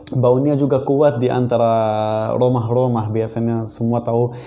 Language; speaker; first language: Malay; non-native, fluent; Arabic